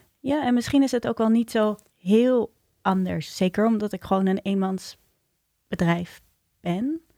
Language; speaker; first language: Dutch; native; Dutch